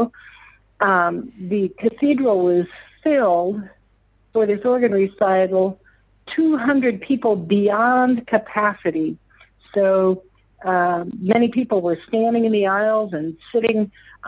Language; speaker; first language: English; native; English